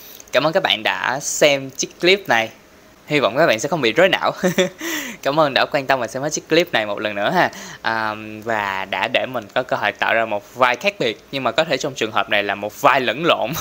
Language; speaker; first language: Vietnamese; non-native, local second language; Cantonese